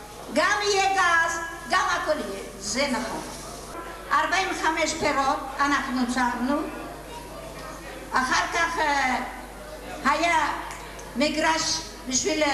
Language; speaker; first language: Hebrew; non-native, learner; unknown